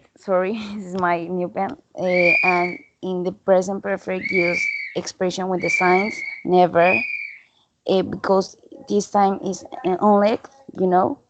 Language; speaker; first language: English; non-native, learner; Spanish